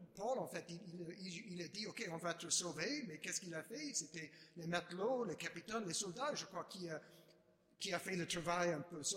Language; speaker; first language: French; non-native, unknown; English